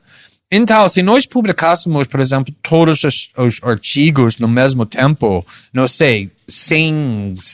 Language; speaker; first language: Portuguese; non-native, fluent; English